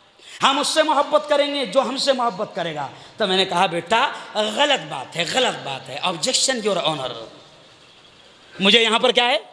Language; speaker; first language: Urdu; native; Urdu